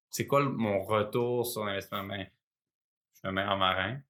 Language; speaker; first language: French; native; French